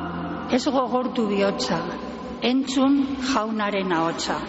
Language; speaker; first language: Basque; native; Basque